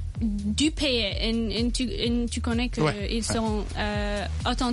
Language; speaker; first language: French; non-native, local second language; Arabic